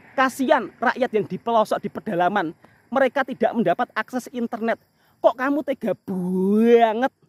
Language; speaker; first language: Indonesian; native; Indonesian